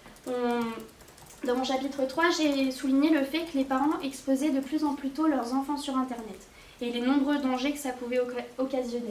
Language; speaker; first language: French; native; French